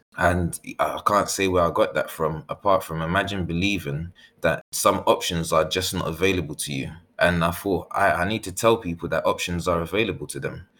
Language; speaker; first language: English; native; English